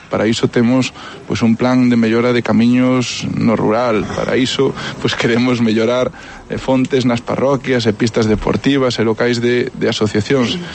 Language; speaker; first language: Galician; native; Galician